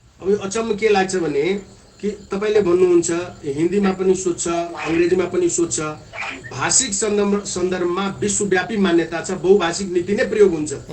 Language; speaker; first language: Nepali; non-native, local second language; Maithili